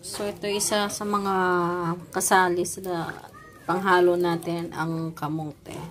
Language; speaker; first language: Filipino; non-native, local second language; Cebuano